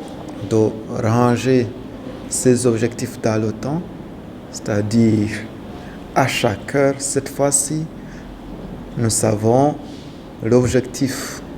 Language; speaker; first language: French; non-native, local second language; Rundi